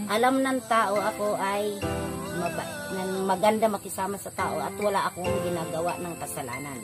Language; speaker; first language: Filipino; non-native, local second language; Bikol